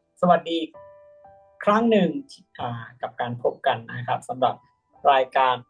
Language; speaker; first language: Thai; native; Thai